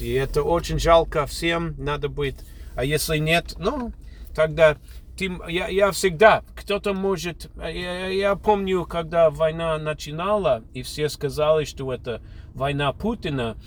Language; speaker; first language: Russian; non-native, fluent; English